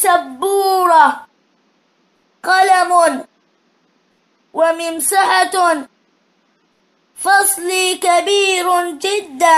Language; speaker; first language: Arabic; non-native, learner; Thai